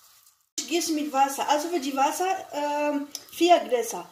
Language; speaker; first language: German; non-native, learner; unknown